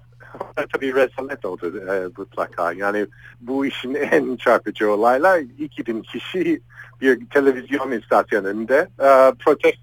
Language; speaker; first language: Turkish; non-native, fluent; English